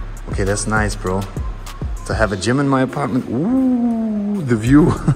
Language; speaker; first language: English; non-native, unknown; German